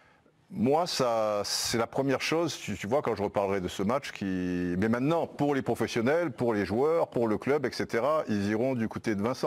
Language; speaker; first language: French; native; French